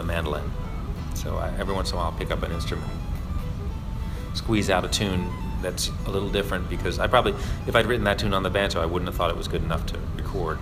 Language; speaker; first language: English; native; English